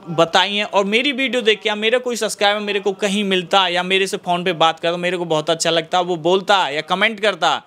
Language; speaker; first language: Hindi; native; Hindi